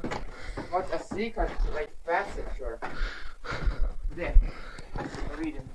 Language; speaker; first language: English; non-native, fluent; Croatian